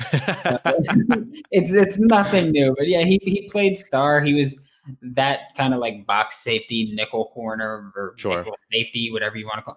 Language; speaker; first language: English; native; English